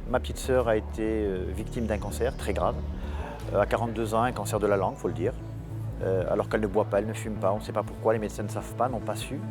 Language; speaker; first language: French; native; French